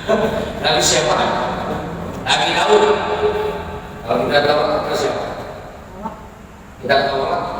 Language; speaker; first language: Indonesian; non-native, local second language; Sundanese